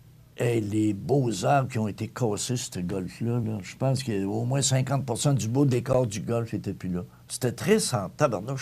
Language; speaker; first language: French; native; French